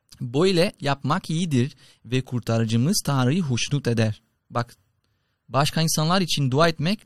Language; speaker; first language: Turkish; non-native, learner; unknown